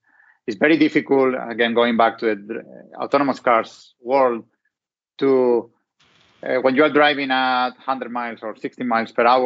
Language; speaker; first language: English; non-native, fluent; Spanish